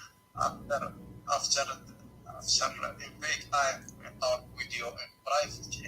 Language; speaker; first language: English; non-native, learner; Arabic